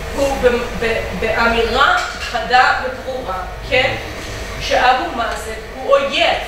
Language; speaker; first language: Hebrew; non-native, fluent; English